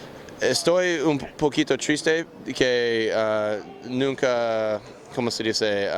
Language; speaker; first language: Spanish; non-native, learner; English